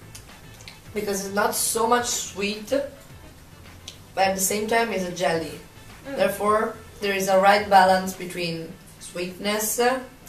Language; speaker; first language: English; non-native, fluent; Italian